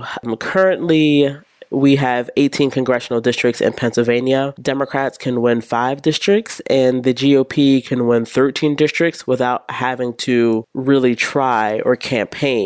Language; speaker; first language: English; native; English